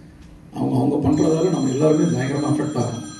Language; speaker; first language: Tamil; native; Tamil